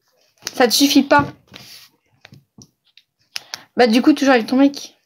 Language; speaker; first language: French; native; French